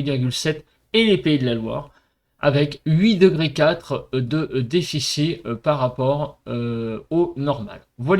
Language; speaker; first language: French; native; French